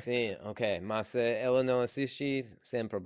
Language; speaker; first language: Portuguese; non-native, learner; English